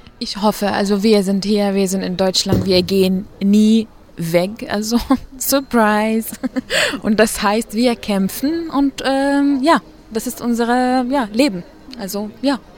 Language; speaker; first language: German; non-native, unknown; Arabic